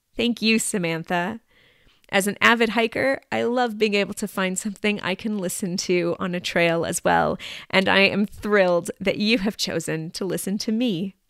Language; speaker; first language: English; native; English